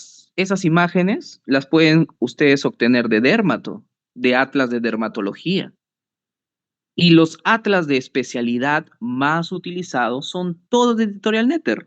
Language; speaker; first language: Spanish; native; Spanish